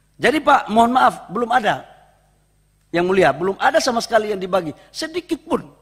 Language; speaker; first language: Indonesian; native; Indonesian